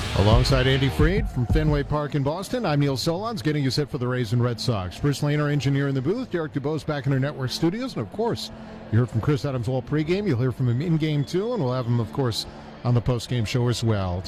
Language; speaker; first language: English; native; English